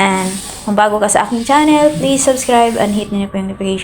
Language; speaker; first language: Filipino; native; Filipino